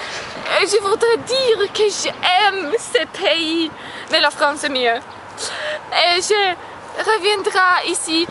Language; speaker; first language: French; non-native, learner; Swedish